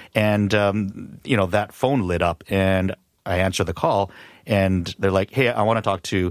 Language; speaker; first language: English; native; English